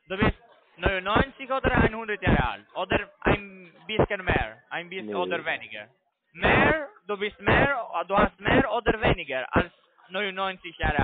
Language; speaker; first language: German; non-native, learner; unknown